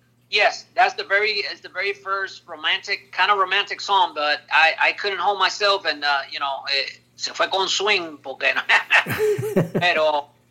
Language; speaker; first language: English; early bilingual, other home language; Spanish